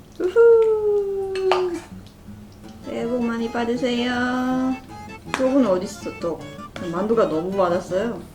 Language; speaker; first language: Korean; non-native, learner; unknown